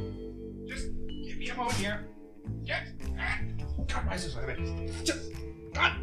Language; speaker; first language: English; native; English